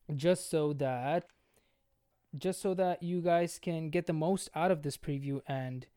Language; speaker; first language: English; non-native, local second language; Bangla